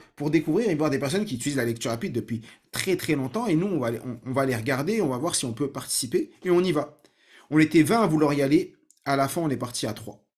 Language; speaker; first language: French; native; French